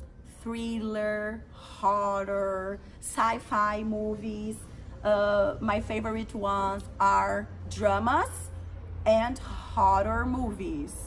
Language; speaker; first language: English; non-native, fluent; Portuguese